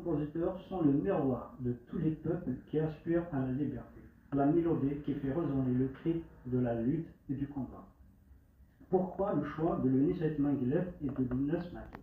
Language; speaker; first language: French; non-native, local second language; Kabyle